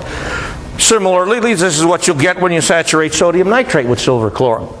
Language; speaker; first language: English; native; English